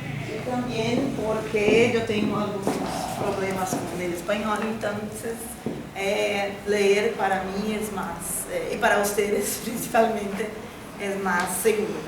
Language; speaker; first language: Spanish; non-native, fluent; Portuguese